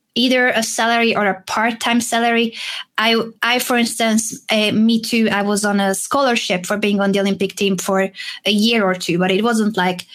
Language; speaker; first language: English; non-native, fluent; Hungarian